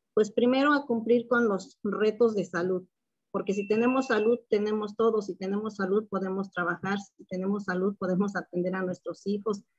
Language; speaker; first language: Spanish; native; Spanish